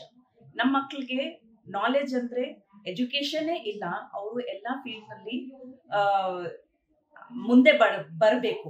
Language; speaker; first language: Kannada; non-native, local second language; Urdu